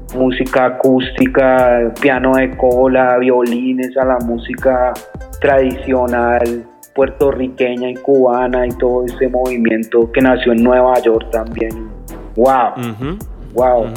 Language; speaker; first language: Spanish; native; Spanish